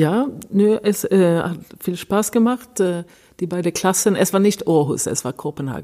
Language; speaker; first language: German; non-native, fluent; Swedish